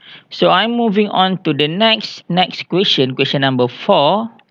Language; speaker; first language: English; non-native, local second language; Malay